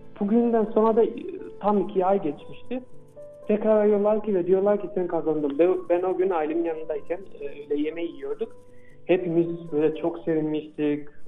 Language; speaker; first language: Turkish; non-native, fluent; Albanian